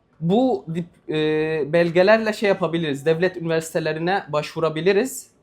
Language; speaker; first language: Turkish; non-native, fluent; Arabic